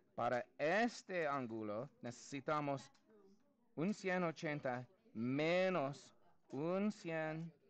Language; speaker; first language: Spanish; non-native, learner; English